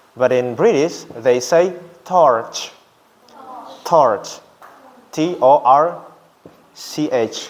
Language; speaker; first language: English; non-native, learner; Indonesian